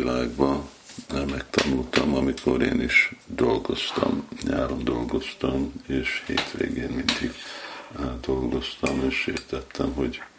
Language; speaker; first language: Hungarian; non-native, fluent; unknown